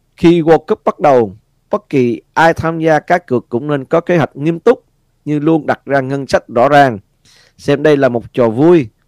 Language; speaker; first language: Vietnamese; early bilingual, heritage; Vietnamese